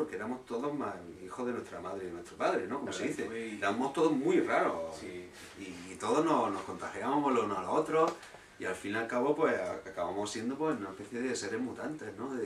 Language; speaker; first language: Spanish; native; Spanish